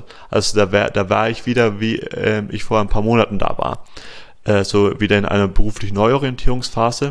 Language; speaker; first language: German; native; German